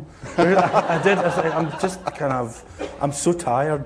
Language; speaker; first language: English; native; English